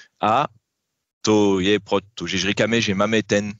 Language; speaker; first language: Czech; non-native, learner; French